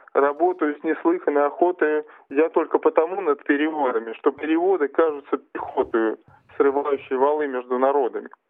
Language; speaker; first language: Russian; native; Russian